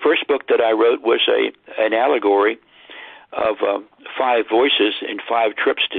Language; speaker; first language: English; native; English